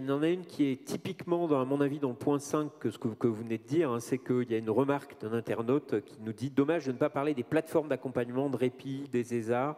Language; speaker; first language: French; native; French